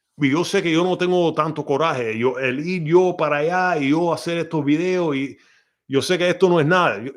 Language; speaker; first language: Spanish; early bilingual, heritage; Spanish